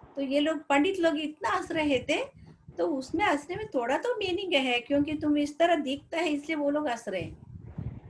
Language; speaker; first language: Hindi; non-native, local second language; Telugu